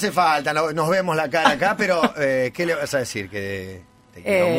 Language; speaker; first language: Spanish; native; Spanish